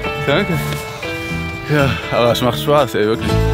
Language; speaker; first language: German; native; German